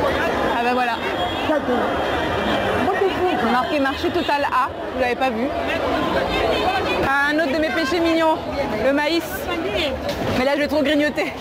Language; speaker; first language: French; native; French